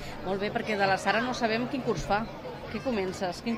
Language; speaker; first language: Catalan; native; Catalan